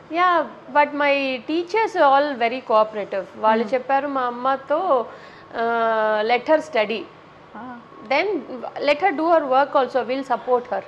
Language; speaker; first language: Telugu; non-native, local second language; Tamil